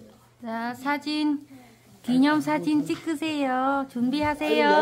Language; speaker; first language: Korean; non-native, learner; Vietnamese